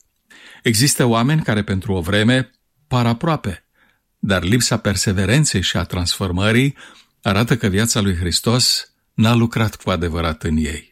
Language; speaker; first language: Romanian; native; Romanian